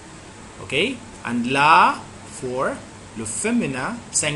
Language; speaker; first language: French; non-native, fluent; Arabic